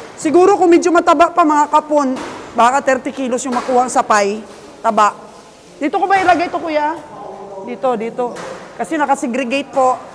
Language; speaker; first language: Filipino; non-native, local second language; Cebuano